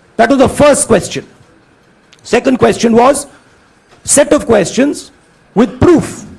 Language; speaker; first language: English; non-native, local second language; Hindi